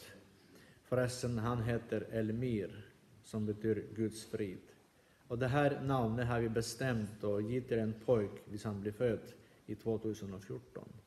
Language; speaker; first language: Swedish; non-native, fluent; Ukrainian